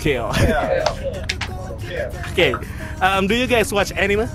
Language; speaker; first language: English; non-native, learner; Indonesian